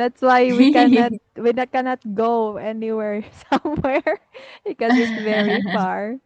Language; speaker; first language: English; non-native, fluent; Filipino